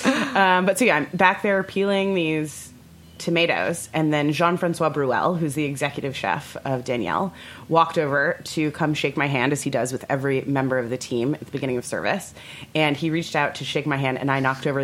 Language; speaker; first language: English; native; English